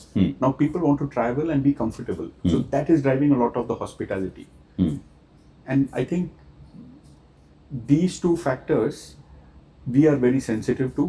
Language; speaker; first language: English; non-native, local second language; Hindi